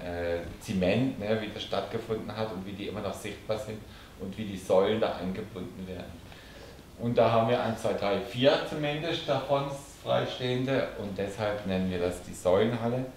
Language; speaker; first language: German; native; German